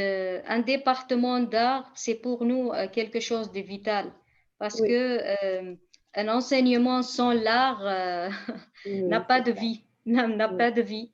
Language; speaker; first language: French; non-native, fluent; Kurdish